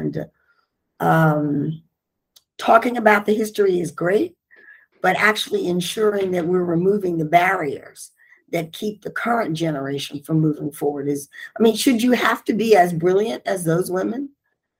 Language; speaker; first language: English; native; English